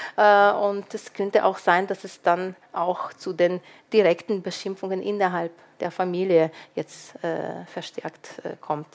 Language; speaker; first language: German; non-native, fluent; Ukrainian